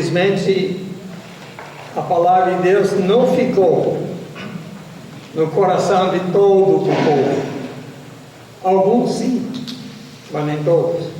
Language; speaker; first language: Portuguese; non-native, fluent; English